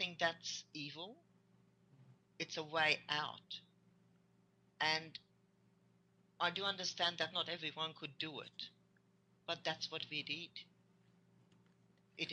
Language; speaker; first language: English; non-native, fluent; Hungarian